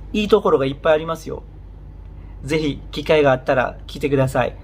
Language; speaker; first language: Japanese; non-native, fluent; Indonesian